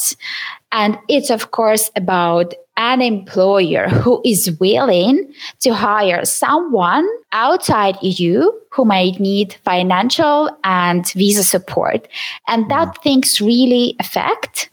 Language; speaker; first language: English; non-native, fluent; Ukrainian